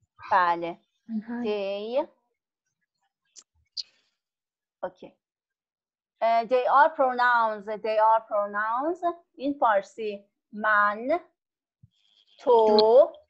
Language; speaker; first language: English; non-native, learner; Persian